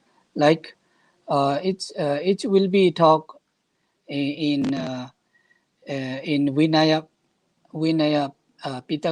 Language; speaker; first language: English; non-native, fluent; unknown